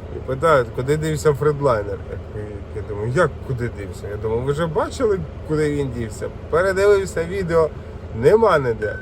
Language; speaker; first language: Ukrainian; non-native, local second language; Russian